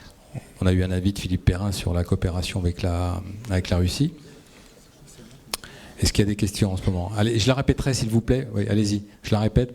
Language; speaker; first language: French; native; French